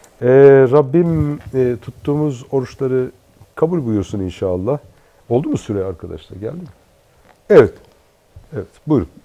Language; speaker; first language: Turkish; native; Turkish